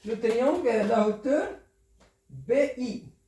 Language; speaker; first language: French; non-native, local second language; Arabic